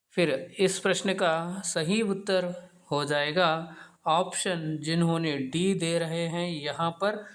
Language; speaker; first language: Hindi; non-native, local second language; Telugu